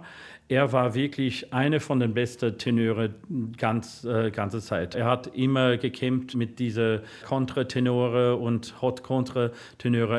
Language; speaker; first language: German; non-native, fluent; English